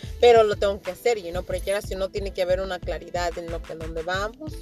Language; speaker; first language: Spanish; early bilingual, heritage; Spanish